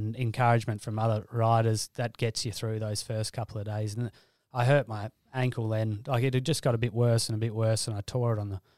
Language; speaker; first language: English; native; English